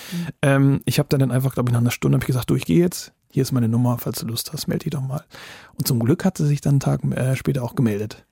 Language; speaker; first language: German; native; German